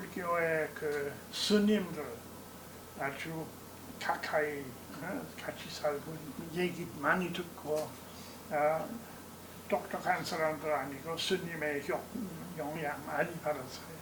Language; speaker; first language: Korean; non-native, learner; English